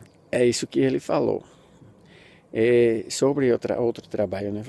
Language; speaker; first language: Portuguese; non-native, fluent; Dutch